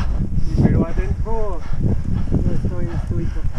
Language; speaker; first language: Spanish; non-native, learner; French